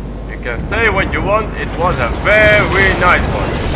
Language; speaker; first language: English; non-native, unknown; Dutch